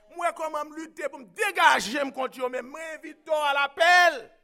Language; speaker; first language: French; native; French